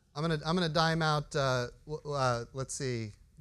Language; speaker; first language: English; native; English